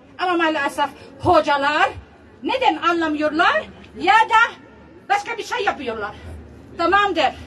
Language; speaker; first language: Turkish; non-native, learner; Arabic